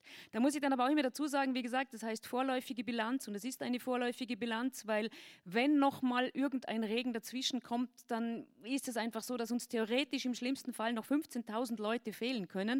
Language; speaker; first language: German; native; German